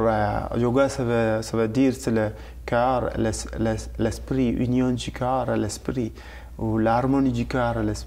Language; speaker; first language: French; non-native, learner; Tamil